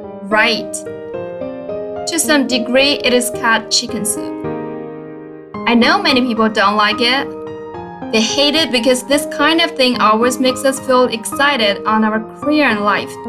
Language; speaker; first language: English; non-native, fluent; Chinese